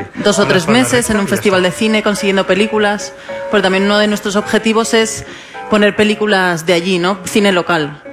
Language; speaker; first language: Spanish; native; Spanish